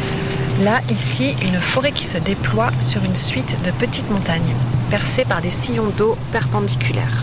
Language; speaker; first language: French; native; French